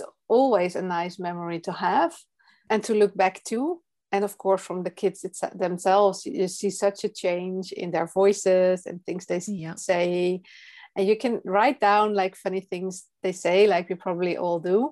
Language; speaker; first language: English; non-native, fluent; Dutch